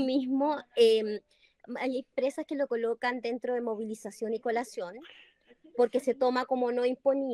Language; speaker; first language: Spanish; native; Spanish